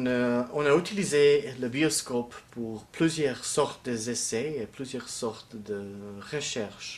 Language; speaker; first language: French; non-native, fluent; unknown